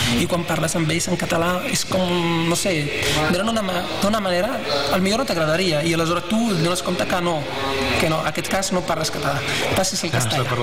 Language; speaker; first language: Catalan; non-native, fluent; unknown